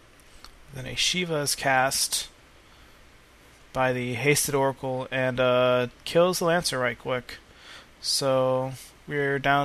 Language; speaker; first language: English; native; English